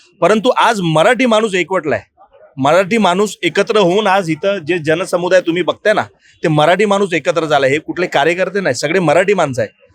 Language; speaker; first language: Marathi; native; Marathi